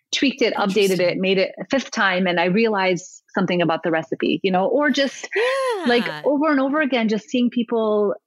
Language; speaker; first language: English; early bilingual, other home language; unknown